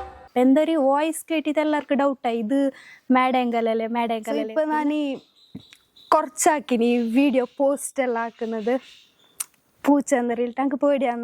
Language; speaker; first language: Malayalam; non-native, local second language; Hindi